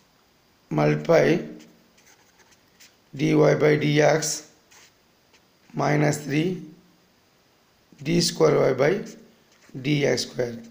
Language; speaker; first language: English; non-native, local second language; Tamil